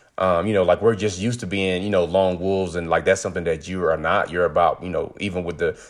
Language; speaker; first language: English; native; English